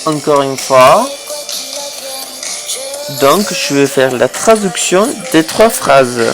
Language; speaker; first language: French; non-native, fluent; Spanish